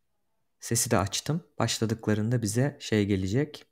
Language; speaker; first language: Turkish; native; Turkish